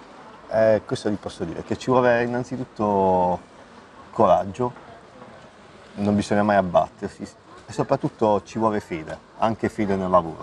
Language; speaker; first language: Italian; native; Italian